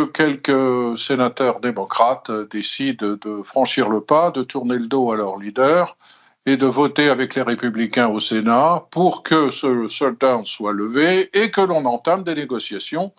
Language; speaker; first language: French; native; French